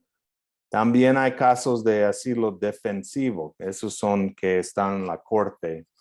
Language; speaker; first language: Spanish; non-native, fluent; English